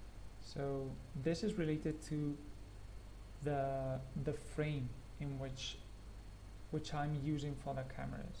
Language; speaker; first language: English; non-native, fluent; Spanish